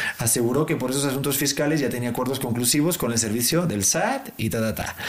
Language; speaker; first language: Spanish; native; Spanish